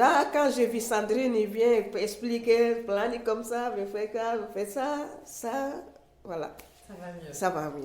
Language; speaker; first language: French; non-native, learner; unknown